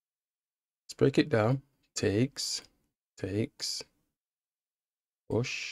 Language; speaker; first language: English; native; English